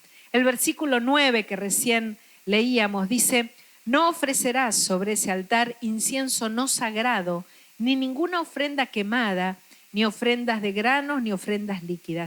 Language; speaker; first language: Spanish; native; Spanish